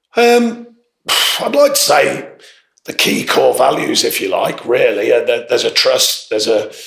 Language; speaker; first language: English; native; English